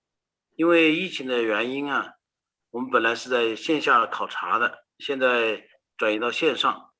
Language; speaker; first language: Chinese; native; Chinese